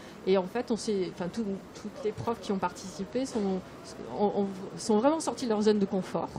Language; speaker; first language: French; native; French